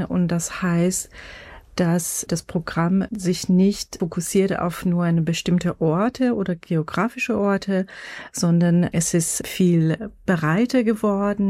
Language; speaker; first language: German; non-native, fluent; Persian